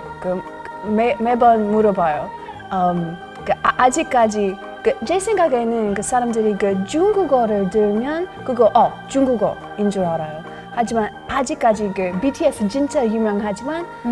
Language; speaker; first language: Korean; non-native, learner; English